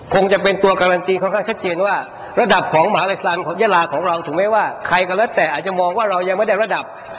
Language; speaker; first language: Thai; non-native, local second language; Pattani Malay